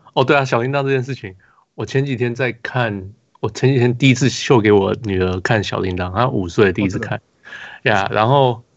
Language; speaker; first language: Chinese; early bilingual, heritage; Chinese